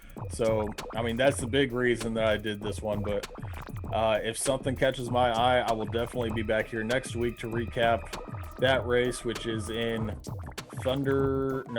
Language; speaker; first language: English; native; English